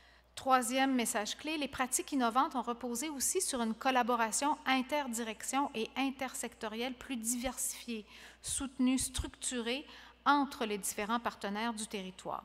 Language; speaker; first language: French; native; French